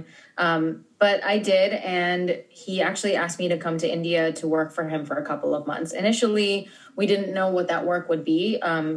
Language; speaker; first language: English; native; English